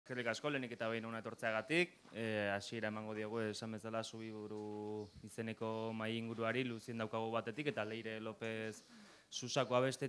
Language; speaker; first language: Basque; native; Basque